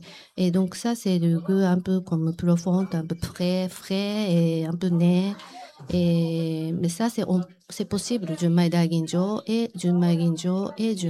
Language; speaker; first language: French; non-native, learner; Japanese